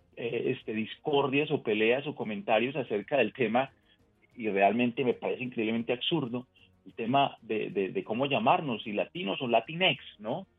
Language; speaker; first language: Spanish; native; Spanish